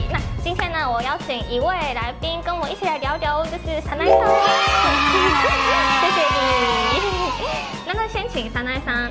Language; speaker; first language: Chinese; non-native, fluent; Japanese